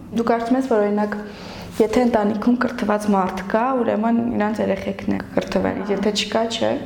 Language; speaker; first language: Armenian; native; Armenian